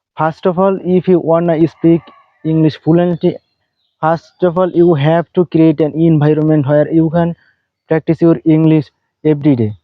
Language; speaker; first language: English; non-native, local second language; Bangla